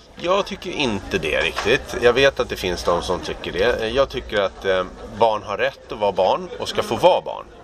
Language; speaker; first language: Swedish; native; Swedish